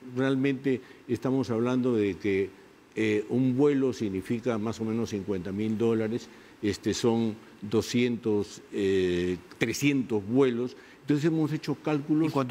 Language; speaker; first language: Spanish; native; Spanish